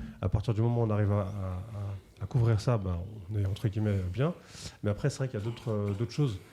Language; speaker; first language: French; native; French